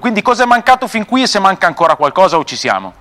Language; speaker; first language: Italian; native; Italian